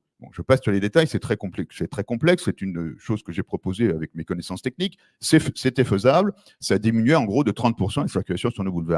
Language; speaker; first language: French; native; French